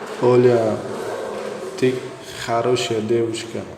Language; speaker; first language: Russian; non-native, learner; Tajik